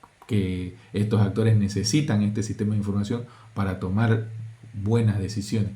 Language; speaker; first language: Spanish; native; Spanish